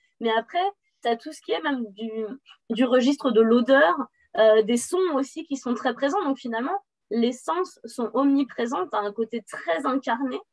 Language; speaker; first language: French; native; French